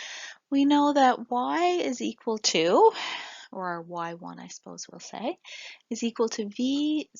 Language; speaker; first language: English; native; English